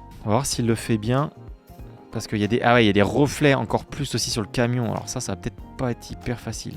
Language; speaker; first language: French; native; French